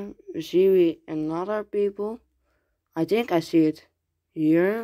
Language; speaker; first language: English; non-native, learner; Dutch